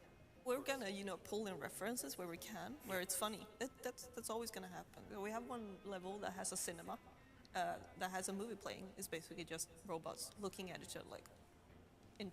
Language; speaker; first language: English; non-native, fluent; Swedish